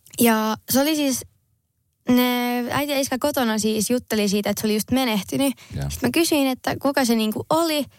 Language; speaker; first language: Finnish; non-native, local second language; Swedish